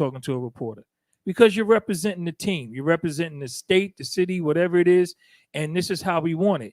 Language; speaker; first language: English; native; English